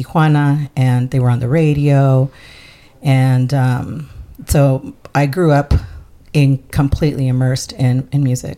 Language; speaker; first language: English; early bilingual, other home language; Spanish